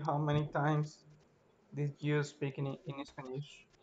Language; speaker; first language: English; non-native, learner; Spanish